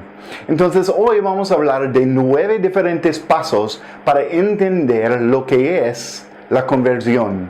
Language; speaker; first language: Spanish; non-native, fluent; English